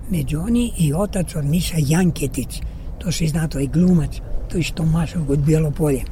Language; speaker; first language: Croatian; early bilingual, heritage; Croatian